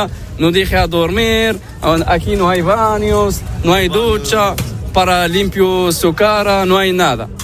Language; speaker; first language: Spanish; non-native, learner; Arabic